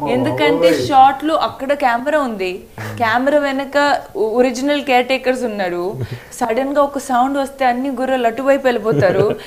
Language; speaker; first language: Telugu; non-native, fluent; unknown